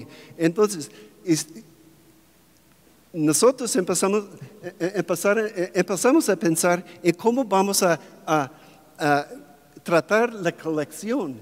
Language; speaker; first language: Spanish; non-native, fluent; English